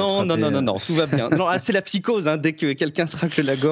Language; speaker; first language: French; native; French